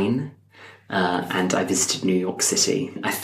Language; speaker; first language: English; native; English